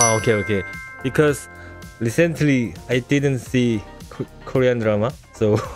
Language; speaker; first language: English; non-native, learner; Korean